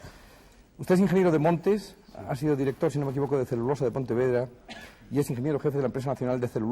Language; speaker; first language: Spanish; native; Spanish